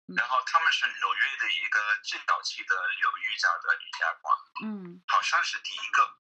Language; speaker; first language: Chinese; non-native, fluent; English